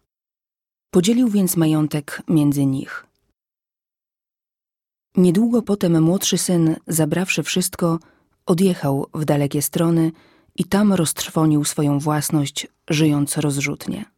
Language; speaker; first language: Polish; native; Polish